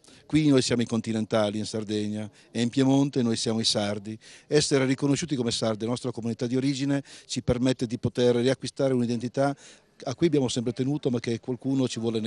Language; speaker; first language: Italian; native; Italian